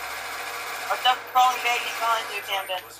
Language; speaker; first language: English; native; English